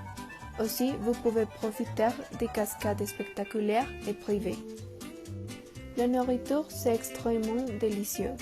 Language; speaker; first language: French; non-native, learner; Spanish